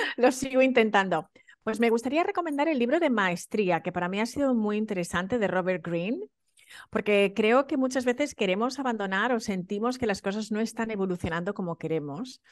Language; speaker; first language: Spanish; early bilingual, other home language; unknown